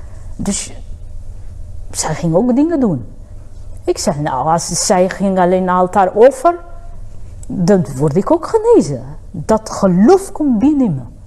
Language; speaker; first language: Dutch; non-native, fluent; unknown